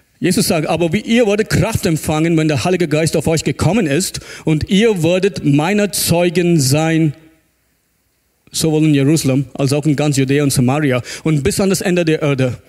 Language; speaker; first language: German; non-native, fluent; English